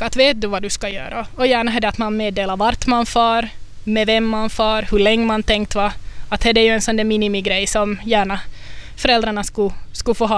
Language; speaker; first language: Swedish; native; Swedish